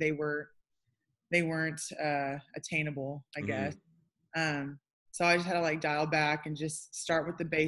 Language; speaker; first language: English; native; English